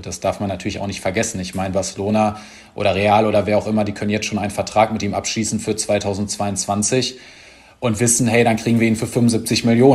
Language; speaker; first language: German; native; German